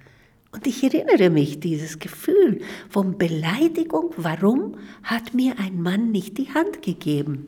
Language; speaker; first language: German; non-native, fluent; Spanish